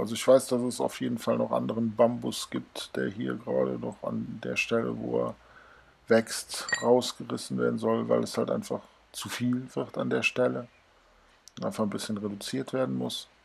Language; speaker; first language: German; native; German